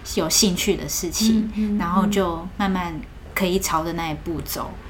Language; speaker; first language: Chinese; native; Chinese